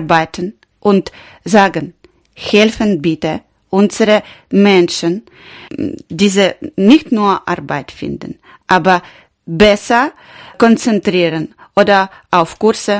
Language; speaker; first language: German; non-native, learner; Ukrainian